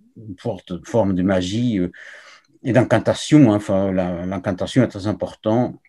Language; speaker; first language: French; non-native, fluent; Spanish